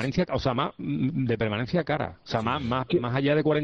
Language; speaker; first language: Spanish; native; Spanish